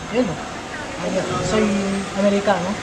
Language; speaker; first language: Spanish; non-native, fluent; Haitian Creole